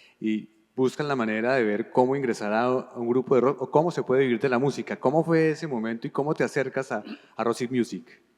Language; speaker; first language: Spanish; native; Spanish